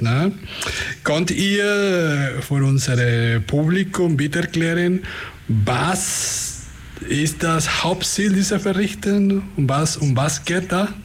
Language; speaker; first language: German; non-native, fluent; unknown